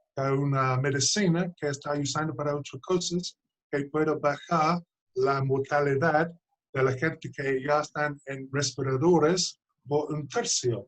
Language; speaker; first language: Spanish; non-native, fluent; English